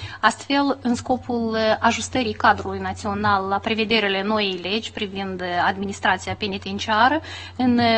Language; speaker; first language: Romanian; native; Romanian